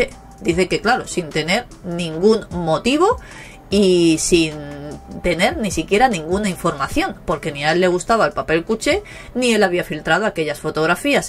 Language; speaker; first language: Spanish; native; Spanish